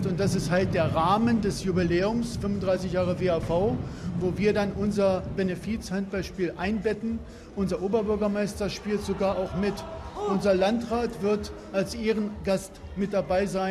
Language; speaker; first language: German; native; German